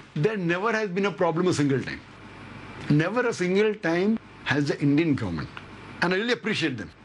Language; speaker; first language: English; non-native, local second language; Urdu